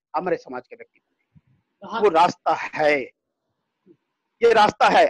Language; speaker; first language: Hindi; native; Hindi